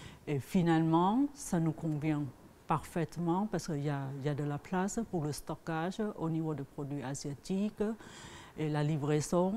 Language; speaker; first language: French; non-native, fluent; Thai